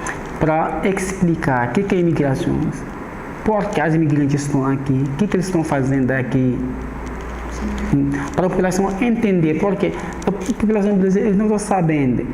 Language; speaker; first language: Portuguese; non-native, fluent; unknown